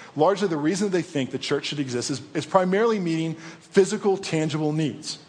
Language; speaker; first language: English; native; English